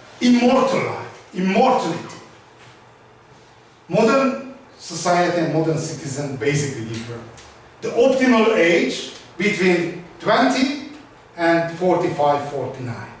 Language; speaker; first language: English; non-native, learner; Hungarian